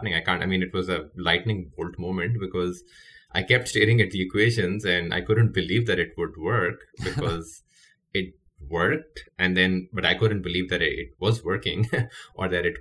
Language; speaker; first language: English; non-native, local second language; Urdu